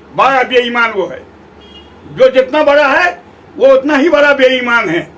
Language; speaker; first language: Hindi; native; Hindi